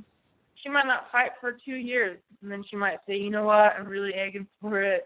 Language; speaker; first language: English; native; English